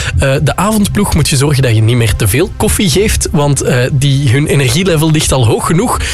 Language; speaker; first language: Dutch; native; Dutch